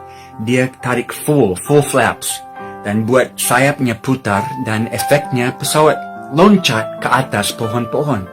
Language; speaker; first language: Indonesian; non-native, fluent; English